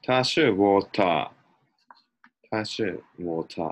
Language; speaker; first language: Chinese; non-native, learner; Japanese